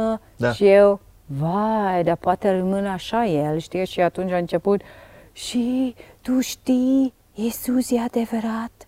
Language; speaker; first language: Romanian; non-native, learner; Dutch